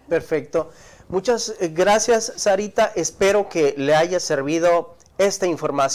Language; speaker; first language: Spanish; native; Spanish